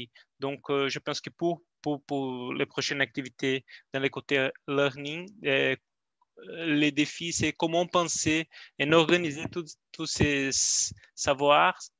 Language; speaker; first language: French; non-native, learner; Portuguese